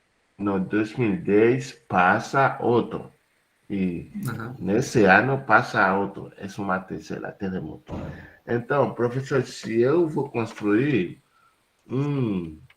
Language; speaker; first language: Portuguese; non-native, learner; Haitian Creole